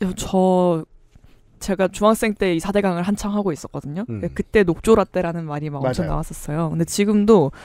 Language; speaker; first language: Korean; native; Korean